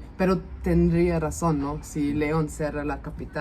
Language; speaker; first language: Spanish; non-native, fluent; German